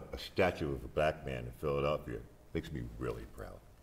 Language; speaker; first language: English; native; English